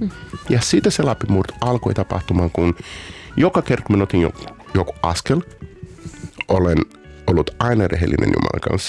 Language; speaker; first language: Finnish; non-native, fluent; Portuguese